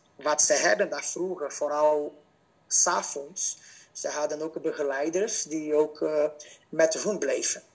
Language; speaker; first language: Dutch; non-native, fluent; Portuguese